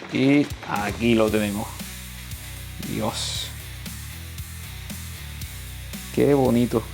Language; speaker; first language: Spanish; native; Spanish